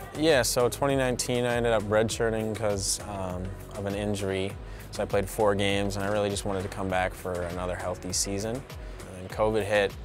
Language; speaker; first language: English; native; English